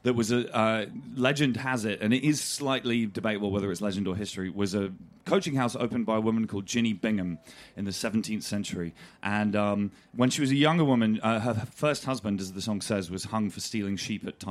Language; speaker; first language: English; native; English